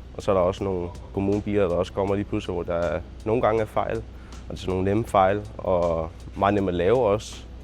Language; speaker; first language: Danish; native; Danish